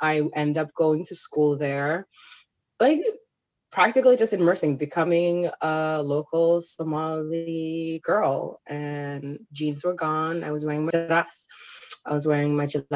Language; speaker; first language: English; non-native, fluent; Somali